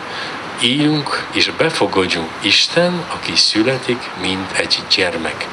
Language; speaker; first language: Hungarian; non-native, learner; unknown